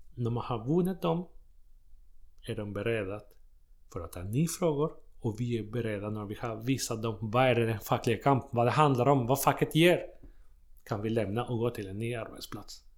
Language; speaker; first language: Swedish; non-native, fluent; Spanish